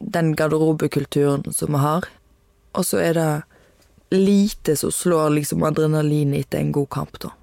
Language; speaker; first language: Norwegian; native; Norwegian